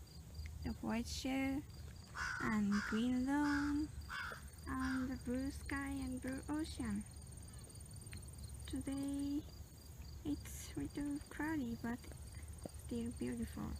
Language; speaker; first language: English; non-native, learner; Japanese